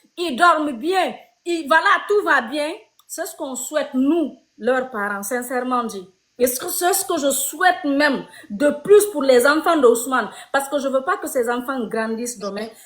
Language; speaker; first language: French; non-native, local second language; Fula